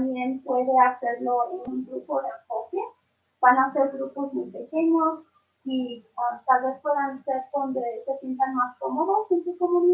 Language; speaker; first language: Spanish; early bilingual, other home language; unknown